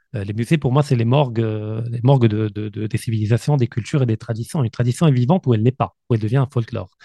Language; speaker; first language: French; non-native, local second language; Arabic